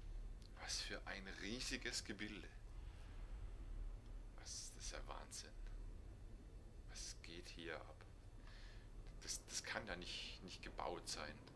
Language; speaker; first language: German; native; German